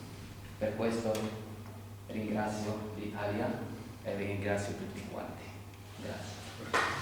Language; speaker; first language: Italian; non-native, fluent; Arabic